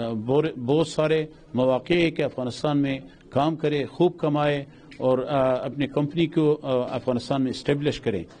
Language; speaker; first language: Hindi; non-native, local second language; Pashto